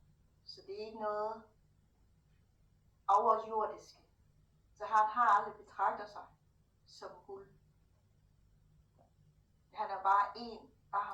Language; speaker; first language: Danish; non-native, fluent; Thai